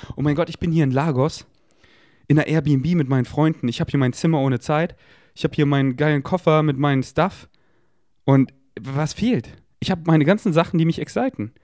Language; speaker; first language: German; native; German